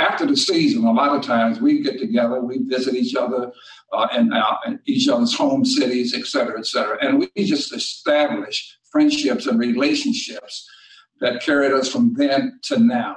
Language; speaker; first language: English; native; English